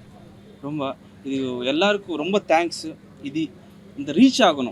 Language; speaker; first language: Tamil; non-native, learner; Telugu